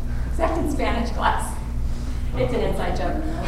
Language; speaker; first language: English; native; English